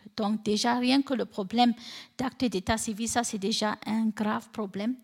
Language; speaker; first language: French; non-native, local second language; Fula